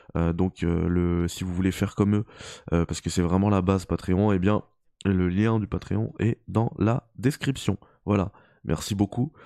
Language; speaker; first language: French; native; French